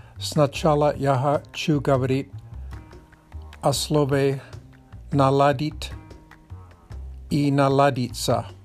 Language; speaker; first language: Russian; non-native, learner; English